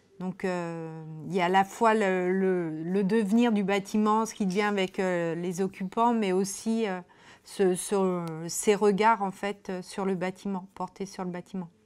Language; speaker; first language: French; native; French